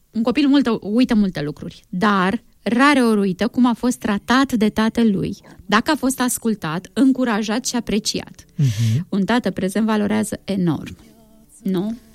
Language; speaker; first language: Romanian; native; Romanian